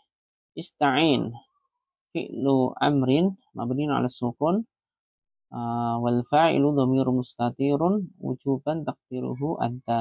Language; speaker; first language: Arabic; non-native, learner; Indonesian